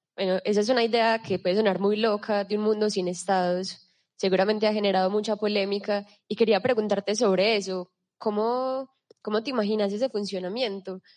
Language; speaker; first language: Spanish; native; Spanish